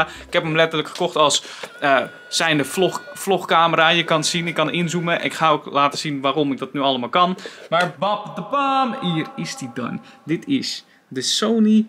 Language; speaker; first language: Dutch; native; Dutch